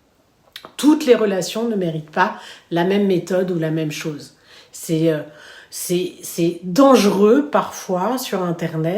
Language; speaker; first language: French; native; French